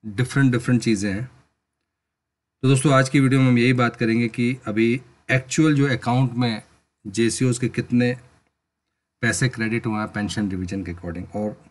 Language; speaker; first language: Hindi; native; Hindi